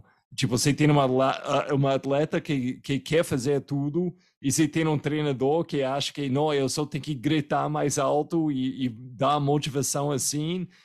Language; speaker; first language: Portuguese; non-native, fluent; English